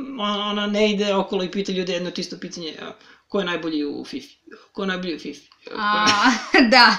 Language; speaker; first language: Serbian; native; Serbian